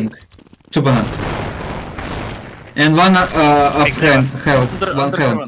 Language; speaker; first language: English; non-native, learner; Russian